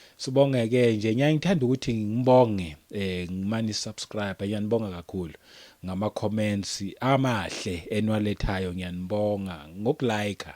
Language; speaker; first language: Zulu; native; Zulu